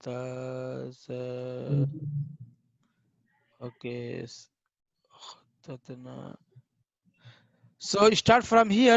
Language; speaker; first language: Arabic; non-native, fluent; Hindi